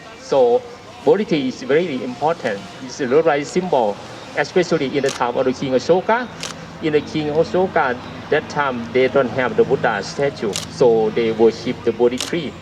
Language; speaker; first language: English; non-native, learner; Thai